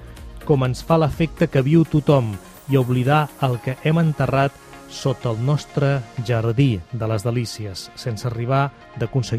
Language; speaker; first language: Catalan; native; Catalan